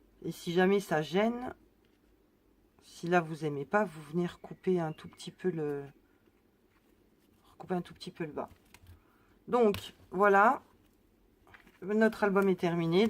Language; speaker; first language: French; native; French